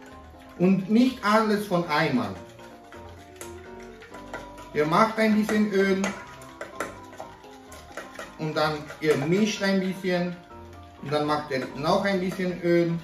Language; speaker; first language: German; non-native, fluent; Romanian